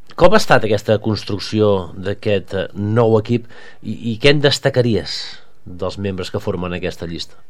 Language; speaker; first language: Catalan; native; Catalan